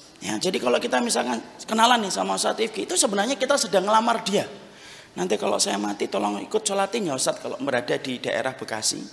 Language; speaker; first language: Indonesian; native; Indonesian